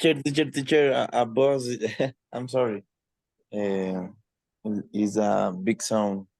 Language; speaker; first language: English; non-native, learner; Spanish